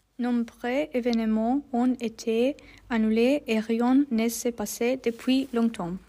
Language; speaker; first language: French; non-native, learner; German